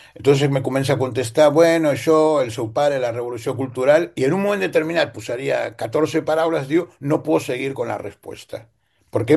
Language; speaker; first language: Spanish; non-native, local second language; Catalan